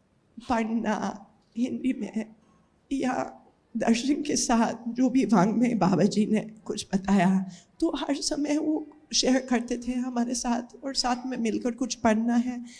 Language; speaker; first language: Hindi; non-native, learner; English